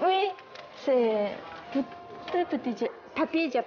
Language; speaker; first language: French; non-native, learner; Japanese